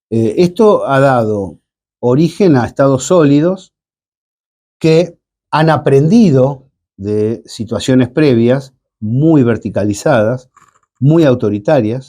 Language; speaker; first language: Spanish; native; Spanish